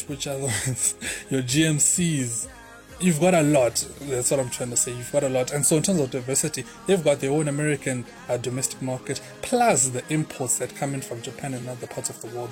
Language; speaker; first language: English; non-native, local second language; Shona